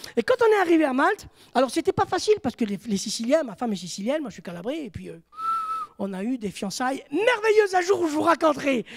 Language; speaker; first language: French; native; French